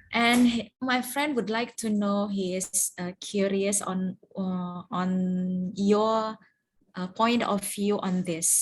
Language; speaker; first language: English; non-native, fluent; Indonesian